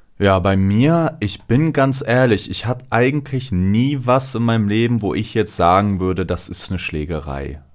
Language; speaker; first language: German; native; German